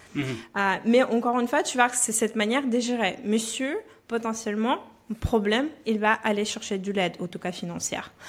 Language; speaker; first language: French; non-native, fluent; Russian